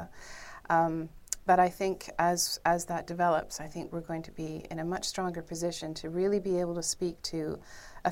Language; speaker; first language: English; native; English